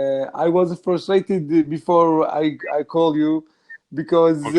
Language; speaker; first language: English; non-native, learner; Arabic